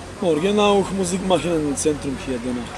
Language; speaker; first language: Dutch; non-native, learner; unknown